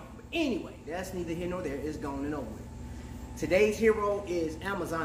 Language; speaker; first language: English; native; English